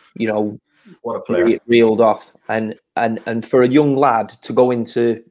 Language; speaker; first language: English; native; English